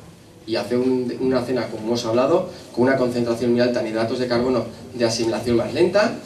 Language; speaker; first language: Spanish; native; Spanish